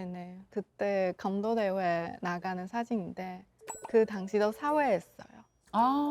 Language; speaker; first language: Korean; non-native, local second language; Chinese